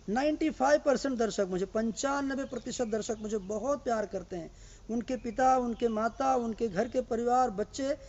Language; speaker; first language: Hindi; native; Hindi